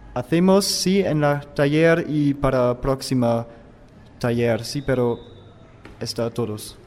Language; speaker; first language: Spanish; non-native, learner; German